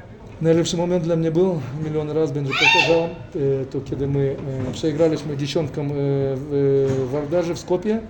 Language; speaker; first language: Polish; non-native, fluent; Russian